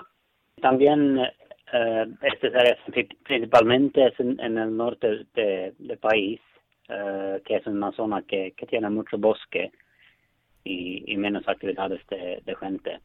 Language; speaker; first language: Spanish; non-native, fluent; Swedish